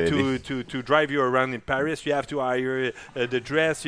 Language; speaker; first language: English; non-native, fluent; French